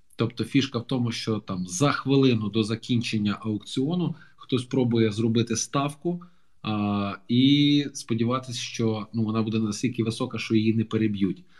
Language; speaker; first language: Ukrainian; non-native, local second language; Russian